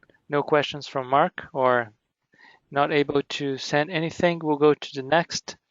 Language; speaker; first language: English; native; English